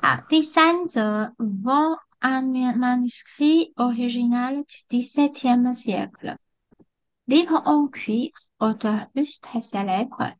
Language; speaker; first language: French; non-native, fluent; Chinese